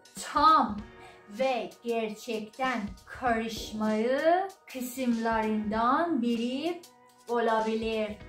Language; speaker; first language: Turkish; non-native, learner; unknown